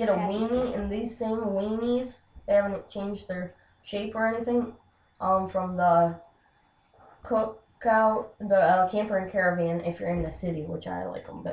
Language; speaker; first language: English; native; English